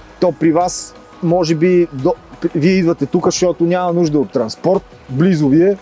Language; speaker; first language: Bulgarian; native; Bulgarian